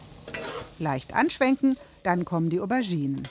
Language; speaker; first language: German; native; German